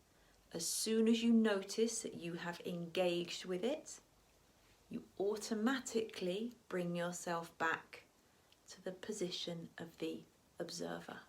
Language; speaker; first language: English; native; English